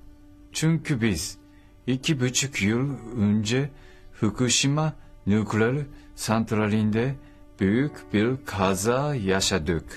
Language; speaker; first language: Turkish; non-native, learner; Japanese